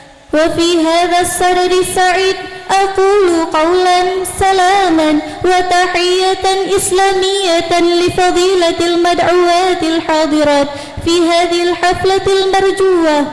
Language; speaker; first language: Arabic; non-native, learner; Indonesian